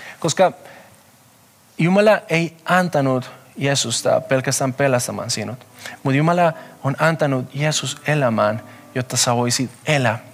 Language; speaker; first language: Finnish; non-native, fluent; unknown